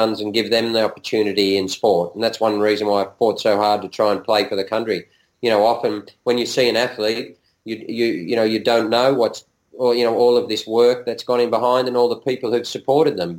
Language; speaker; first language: English; native; English